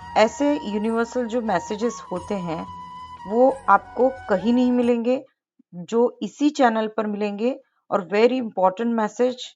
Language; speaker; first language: Hindi; non-native, local second language; Marathi